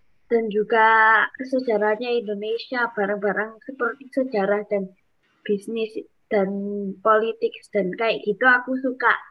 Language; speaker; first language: Indonesian; non-native, local second language; English